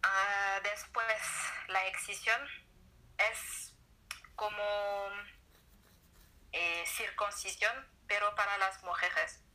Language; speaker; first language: Spanish; non-native, learner; French